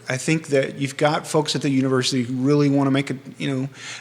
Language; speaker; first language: English; native; English